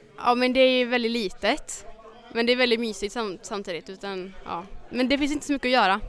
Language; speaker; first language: Swedish; native; Swedish